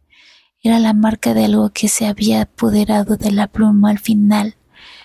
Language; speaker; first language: Spanish; native; Spanish